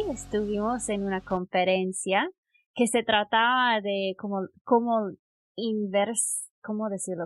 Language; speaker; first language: Spanish; non-native, fluent; English